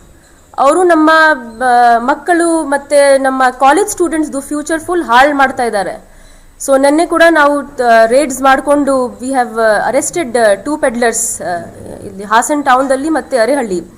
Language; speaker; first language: Kannada; non-native, local second language; Hindi